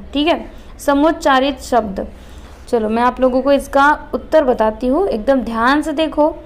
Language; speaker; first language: Hindi; non-native, local second language; Marathi